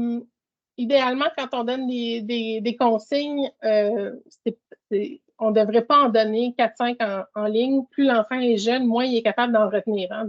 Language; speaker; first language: French; native; French